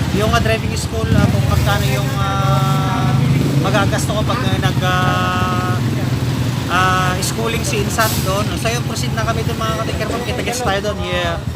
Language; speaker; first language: Filipino; non-native, local second language; Iloko